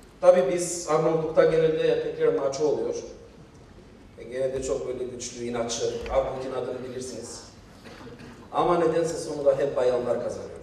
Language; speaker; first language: Turkish; non-native, fluent; Albanian